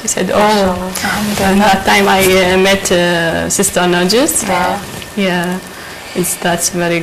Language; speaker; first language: English; non-native, learner; Arabic